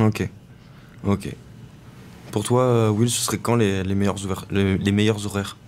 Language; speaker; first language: French; native; French